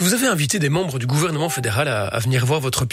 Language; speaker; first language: French; native; French